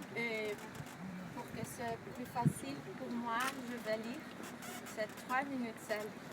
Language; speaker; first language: French; non-native, learner; Portuguese